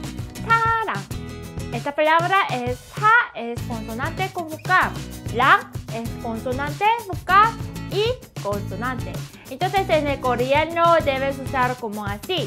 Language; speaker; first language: Spanish; non-native, learner; Korean